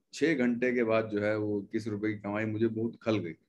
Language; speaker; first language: Hindi; native; Hindi